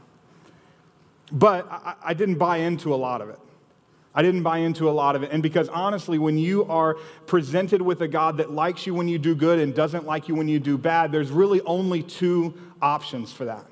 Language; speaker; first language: English; native; English